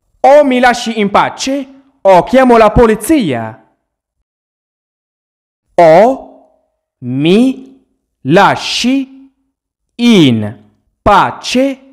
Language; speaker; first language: Italian; non-native, fluent; Arabic